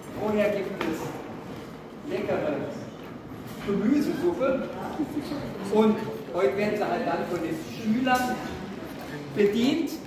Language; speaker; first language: German; native; German